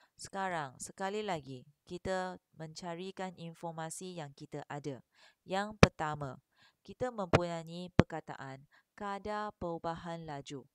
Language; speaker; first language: Malay; non-native, local second language; Chinese